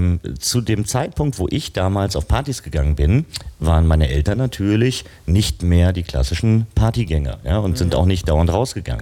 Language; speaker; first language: German; native; German